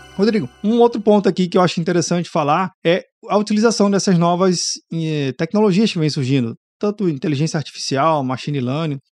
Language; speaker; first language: Portuguese; native; Portuguese